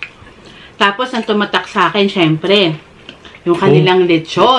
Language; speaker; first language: Filipino; native; Filipino